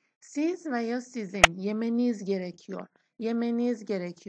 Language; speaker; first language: Turkish; non-native, fluent; Persian